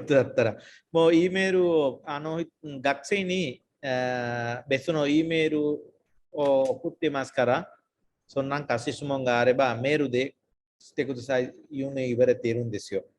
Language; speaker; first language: Japanese; non-native, fluent; Sinhala